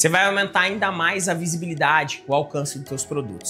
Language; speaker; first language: Portuguese; native; Portuguese